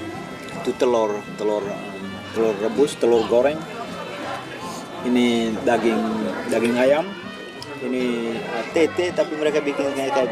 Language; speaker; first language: Indonesian; non-native, local second language; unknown